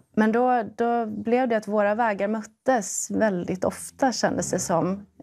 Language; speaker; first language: Swedish; native; Swedish